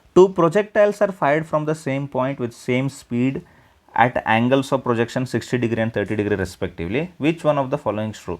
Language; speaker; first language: English; non-native, local second language; Kannada